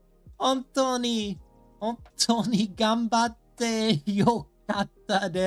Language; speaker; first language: Japanese; non-native, learner; English